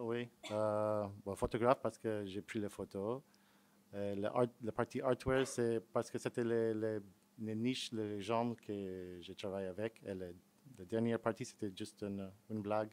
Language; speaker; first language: French; non-native, fluent; English